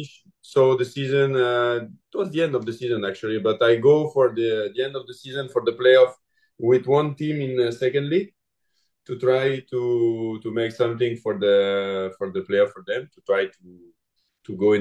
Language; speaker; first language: English; non-native, learner; French